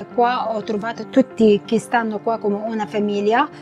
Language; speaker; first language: Italian; non-native, learner; Arabic